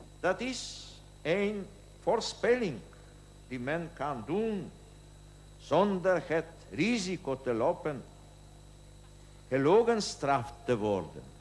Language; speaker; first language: Dutch; non-native, learner; Polish